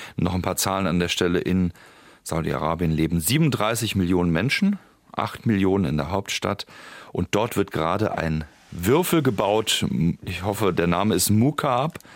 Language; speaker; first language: German; native; German